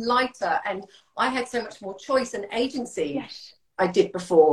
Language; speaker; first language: English; native; English